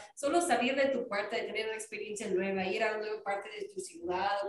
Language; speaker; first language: Spanish; non-native, fluent; English